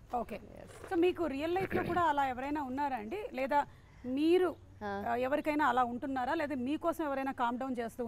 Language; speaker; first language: Telugu; native; Telugu